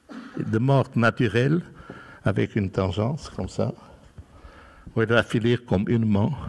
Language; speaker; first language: French; non-native, fluent; Portuguese